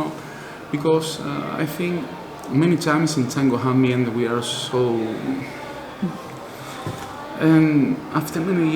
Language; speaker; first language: English; non-native, learner; Spanish